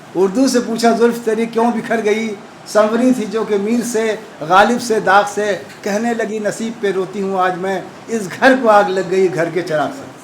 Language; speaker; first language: Hindi; native; Hindi